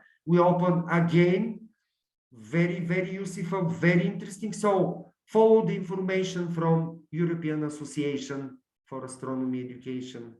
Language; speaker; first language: English; non-native, learner; Bulgarian